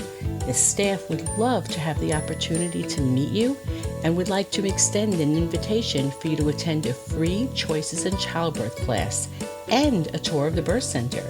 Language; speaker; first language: English; native; English